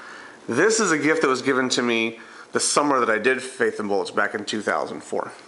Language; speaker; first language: English; native; English